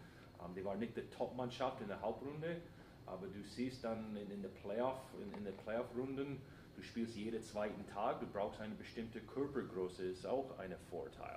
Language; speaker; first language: German; non-native, fluent; English